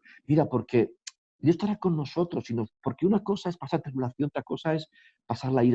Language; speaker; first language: Spanish; native; Spanish